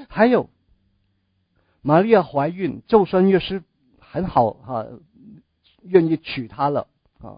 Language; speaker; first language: Chinese; native; Chinese